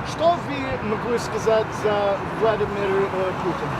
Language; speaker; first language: Russian; non-native, learner; English